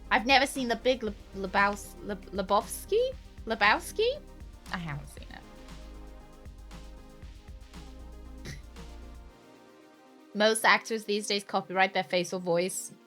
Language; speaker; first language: English; native; English